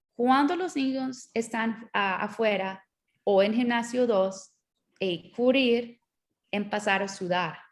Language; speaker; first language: Spanish; non-native, learner; English